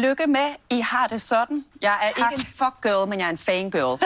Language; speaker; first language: Danish; native; Danish